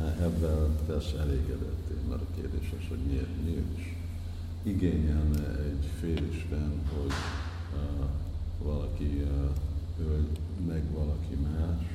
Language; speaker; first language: Hungarian; early bilingual, heritage; Hungarian